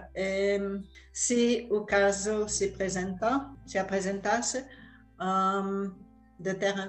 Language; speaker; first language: Portuguese; non-native, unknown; French